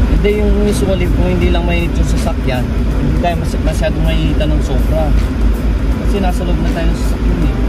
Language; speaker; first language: Filipino; non-native, local second language; Pampanga